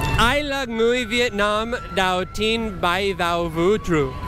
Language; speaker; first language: Vietnamese; non-native, learner; English